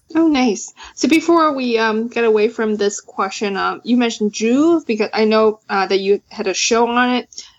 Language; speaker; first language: English; non-native, fluent; Chinese